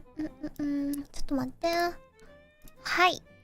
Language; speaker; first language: Japanese; non-native, learner; Indonesian